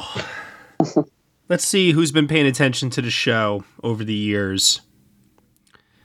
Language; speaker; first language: English; native; English